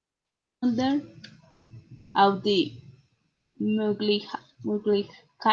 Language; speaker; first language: German; non-native, learner; Spanish